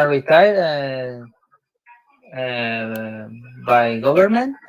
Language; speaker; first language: English; non-native, learner; Spanish